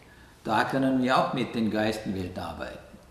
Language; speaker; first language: German; non-native, fluent; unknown